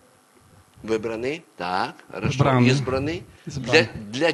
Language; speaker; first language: Polish; non-native, learner; Russian